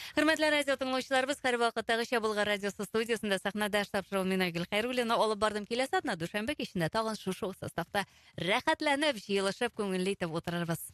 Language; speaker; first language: Tatar; native; Tatar